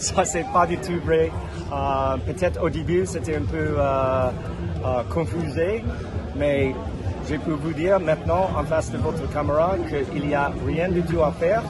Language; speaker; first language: French; non-native, fluent; English